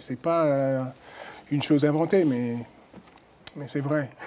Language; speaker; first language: French; non-native, fluent; English